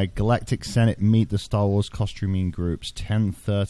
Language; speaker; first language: English; native; English